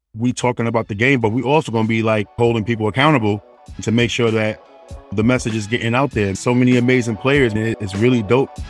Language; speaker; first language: English; native; English